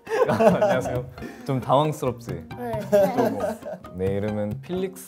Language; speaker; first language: Korean; early bilingual, heritage; Korean